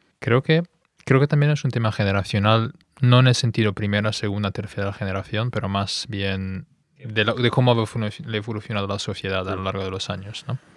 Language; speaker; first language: Spanish; non-native, fluent; Italian